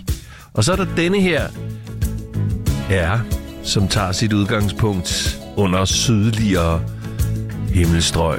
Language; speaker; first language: Danish; native; Danish